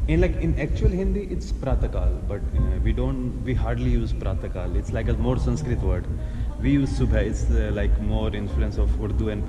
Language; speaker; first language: English; non-native, local second language; Hindi